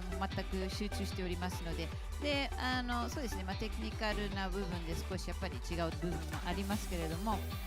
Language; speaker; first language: Japanese; native; Japanese